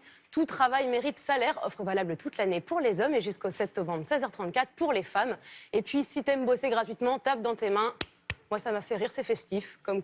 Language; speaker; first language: French; native; French